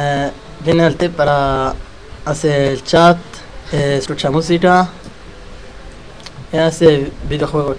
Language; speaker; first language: Spanish; non-native, learner; Arabic